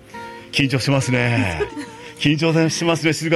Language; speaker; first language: Japanese; native; Japanese